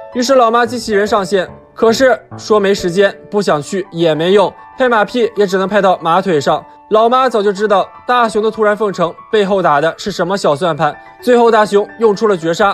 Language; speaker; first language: Chinese; native; Chinese